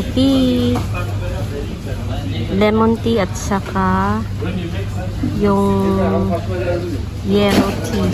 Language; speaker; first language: Filipino; native; Filipino